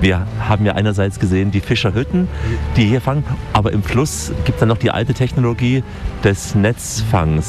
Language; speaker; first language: German; native; German